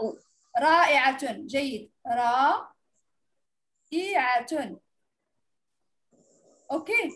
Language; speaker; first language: Arabic; non-native, fluent; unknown